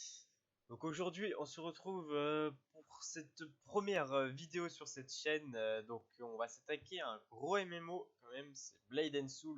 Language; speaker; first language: French; native; French